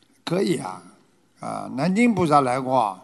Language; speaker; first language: Chinese; native; Chinese